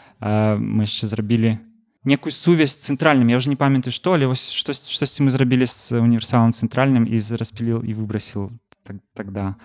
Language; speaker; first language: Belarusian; non-native, local second language; Russian